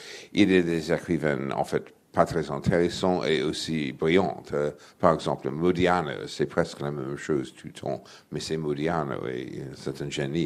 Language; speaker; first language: French; non-native, fluent; English